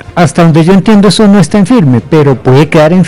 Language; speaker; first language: Spanish; native; Spanish